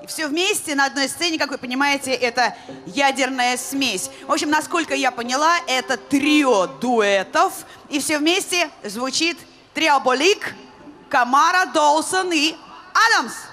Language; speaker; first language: Russian; native; Russian